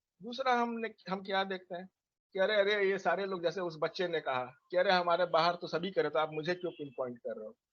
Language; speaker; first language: Hindi; native; Hindi